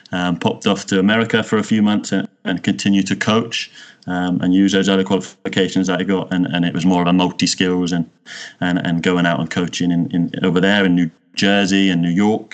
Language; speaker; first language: English; native; English